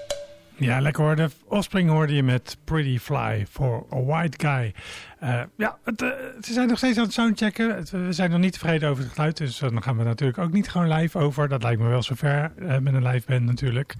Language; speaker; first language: Dutch; native; Dutch